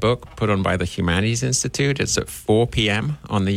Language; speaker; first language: English; native; English